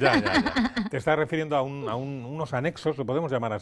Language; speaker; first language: Spanish; native; Spanish